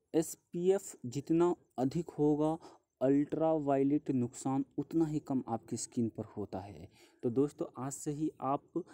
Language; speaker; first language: Hindi; native; Hindi